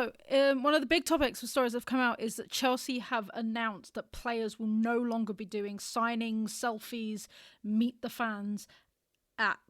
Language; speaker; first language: English; native; English